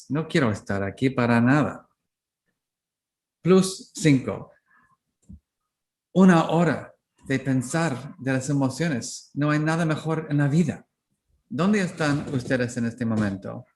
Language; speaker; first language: Spanish; non-native, learner; English